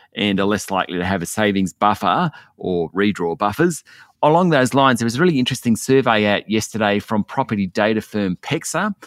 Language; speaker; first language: English; native; English